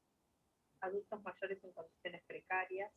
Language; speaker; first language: Spanish; native; Spanish